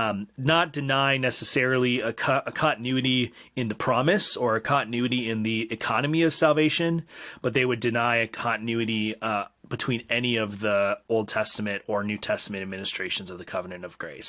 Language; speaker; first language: English; native; English